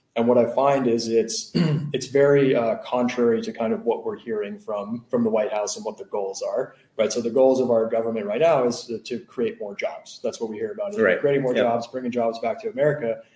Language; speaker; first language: English; native; English